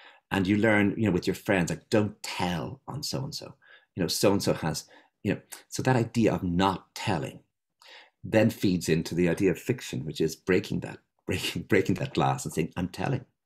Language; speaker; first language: English; native; English